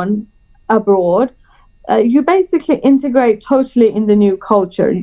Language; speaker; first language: English; early bilingual, other home language; Persian